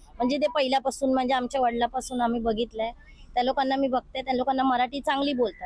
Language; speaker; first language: Marathi; native; Marathi